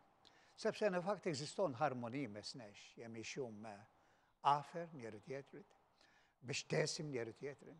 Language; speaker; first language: Albanian; non-native, fluent; Maltese